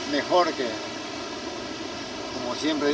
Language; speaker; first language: Spanish; native; Spanish